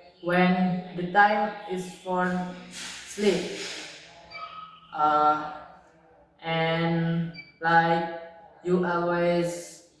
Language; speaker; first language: English; non-native, learner; Indonesian